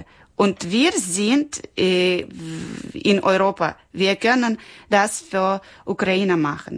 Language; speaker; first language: German; non-native, learner; Ukrainian